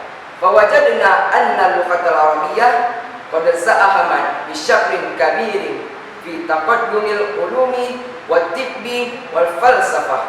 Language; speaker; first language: Arabic; non-native, learner; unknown